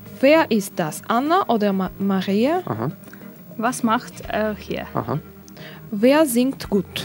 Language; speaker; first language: German; non-native, learner; Russian